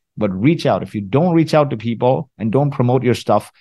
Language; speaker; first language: English; early bilingual, other home language; Arabic